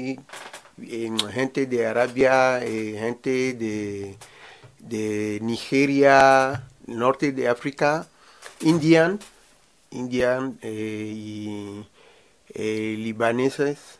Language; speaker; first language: Spanish; non-native, learner; Ewe